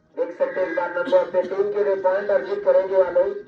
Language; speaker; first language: Hindi; non-native, local second language; Marathi